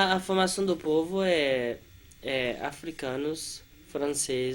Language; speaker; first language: Portuguese; non-native, fluent; Haitian Creole